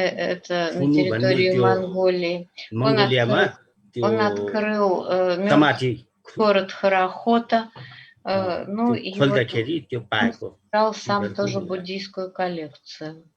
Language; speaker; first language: Russian; native; Russian